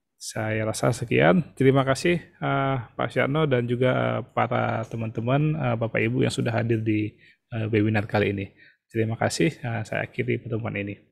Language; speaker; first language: Indonesian; native; Indonesian